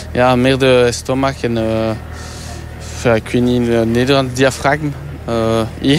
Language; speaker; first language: Dutch; non-native, learner; French